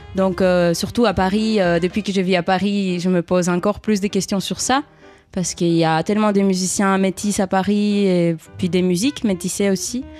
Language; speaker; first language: French; early bilingual, other home language; Greek